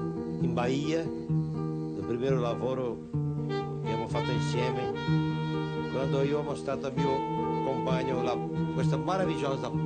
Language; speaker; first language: Italian; non-native, fluent; Portuguese